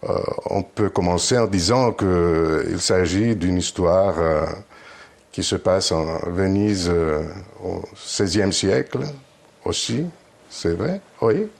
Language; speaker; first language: French; non-native, fluent; Greek